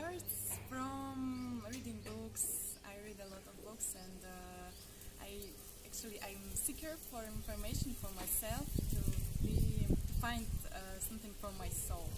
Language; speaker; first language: English; non-native, learner; Russian